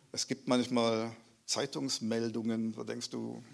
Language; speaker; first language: German; native; German